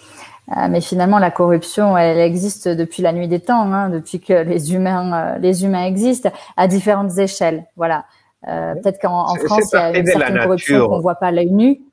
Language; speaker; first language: French; native; French